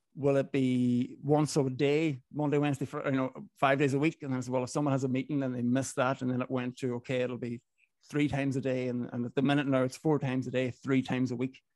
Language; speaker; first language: English; native; English